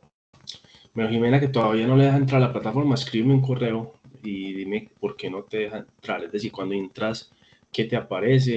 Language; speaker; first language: Spanish; native; Spanish